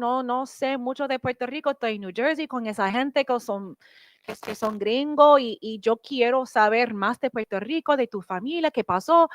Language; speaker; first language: Spanish; non-native, learner; English